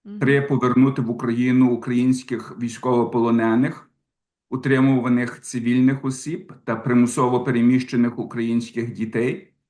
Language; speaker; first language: Ukrainian; early bilingual, heritage; Ukrainian